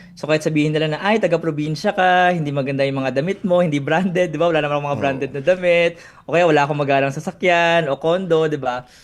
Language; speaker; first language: Filipino; non-native, local second language; Kinaray-a